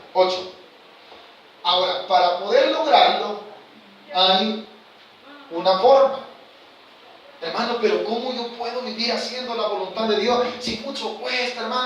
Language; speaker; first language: Spanish; native; Spanish